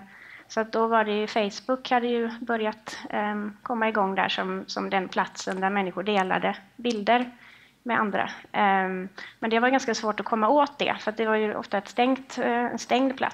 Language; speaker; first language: Swedish; native; Swedish